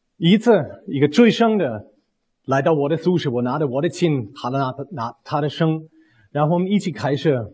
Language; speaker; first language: Chinese; non-native, fluent; German